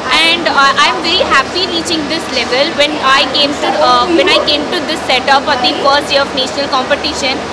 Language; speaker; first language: English; non-native, local second language; Tamil